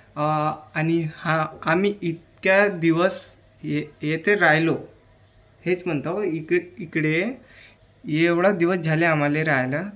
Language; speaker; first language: Marathi; early bilingual, other home language; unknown